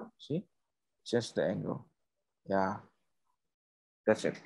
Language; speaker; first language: English; non-native, learner; Indonesian